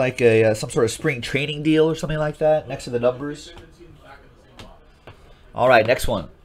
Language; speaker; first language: English; native; English